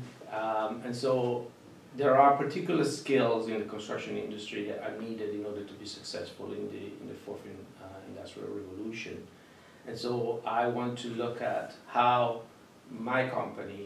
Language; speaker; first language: English; non-native, fluent; Italian